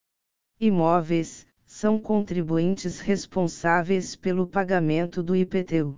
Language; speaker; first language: Portuguese; native; Portuguese